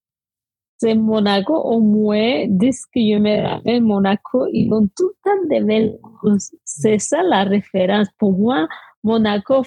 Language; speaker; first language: French; non-native, fluent; Spanish